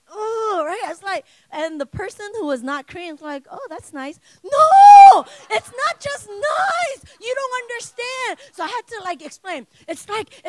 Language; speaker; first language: English; native; English